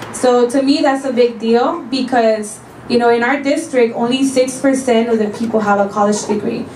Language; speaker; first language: English; early bilingual, other home language; Spanish